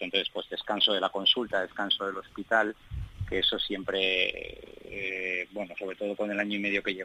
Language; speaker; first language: Spanish; native; Spanish